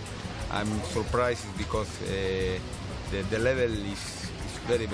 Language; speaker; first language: English; non-native, learner; Spanish